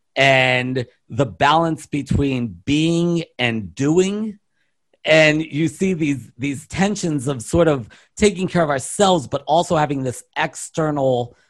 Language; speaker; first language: English; native; English